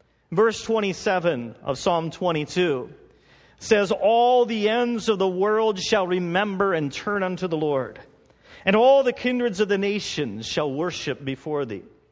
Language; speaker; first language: English; native; English